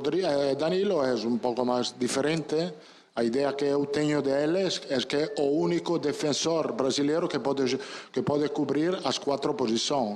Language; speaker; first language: Spanish; non-native, fluent; Italian